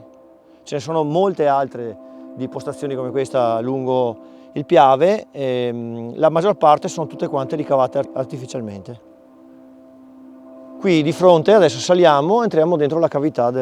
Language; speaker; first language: Italian; native; Italian